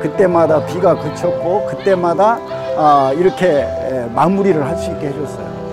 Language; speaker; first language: Korean; native; Korean